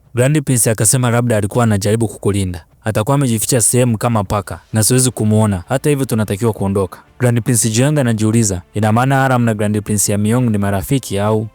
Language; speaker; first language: Swahili; native; Swahili